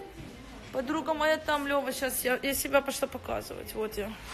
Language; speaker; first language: Russian; native; Russian